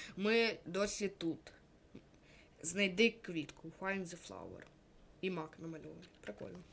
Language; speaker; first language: Ukrainian; non-native, local second language; Russian